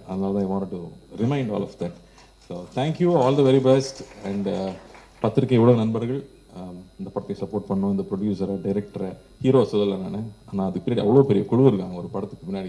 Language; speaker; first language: Tamil; native; Tamil